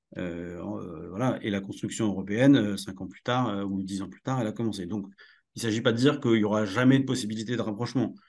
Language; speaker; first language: French; native; French